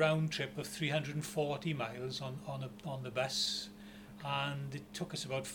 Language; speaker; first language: English; native; English